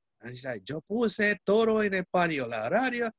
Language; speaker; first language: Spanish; non-native, learner; English